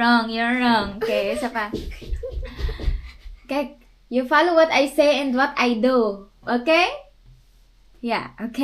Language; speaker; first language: English; non-native, local second language; Filipino